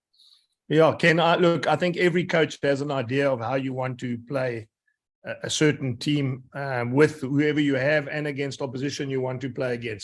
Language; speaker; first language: English; native; English